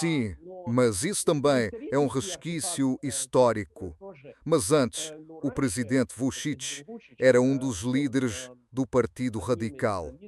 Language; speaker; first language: Portuguese; non-native, fluent; Serbian